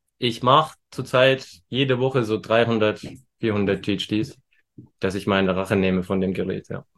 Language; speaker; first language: German; early bilingual, other home language; Turkish